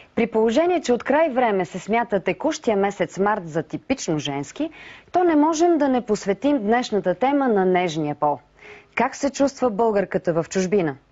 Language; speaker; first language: Bulgarian; native; Bulgarian